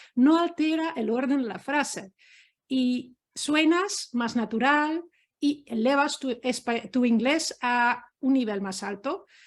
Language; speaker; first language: Spanish; non-native, fluent; Dutch